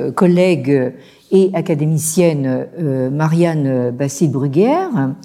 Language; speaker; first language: French; native; French